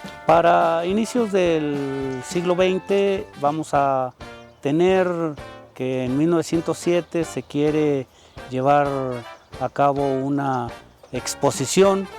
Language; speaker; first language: Spanish; native; Spanish